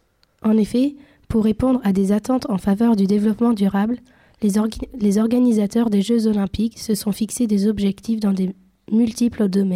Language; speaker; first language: French; native; French